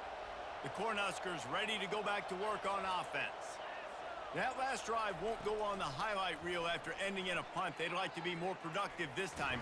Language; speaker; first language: English; native; English